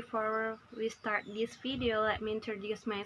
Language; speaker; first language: English; non-native, learner; Indonesian